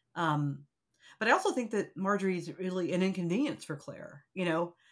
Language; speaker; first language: English; native; English